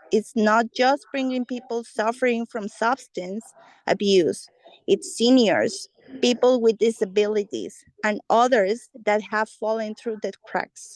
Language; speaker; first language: English; non-native, fluent; Spanish